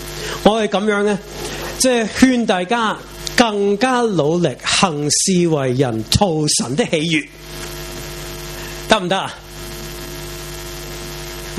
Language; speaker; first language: Chinese; non-native, local second language; Cantonese